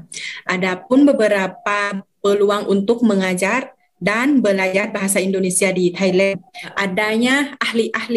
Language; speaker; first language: Indonesian; non-native, fluent; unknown